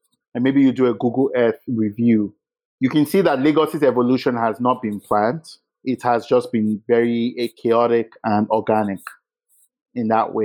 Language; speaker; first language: English; non-native, local second language; Yoruba